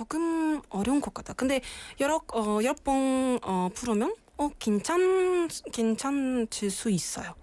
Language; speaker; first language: Korean; non-native, learner; Russian